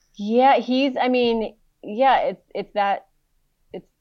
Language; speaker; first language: English; native; English